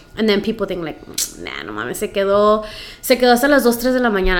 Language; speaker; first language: English; early bilingual, other home language; Spanish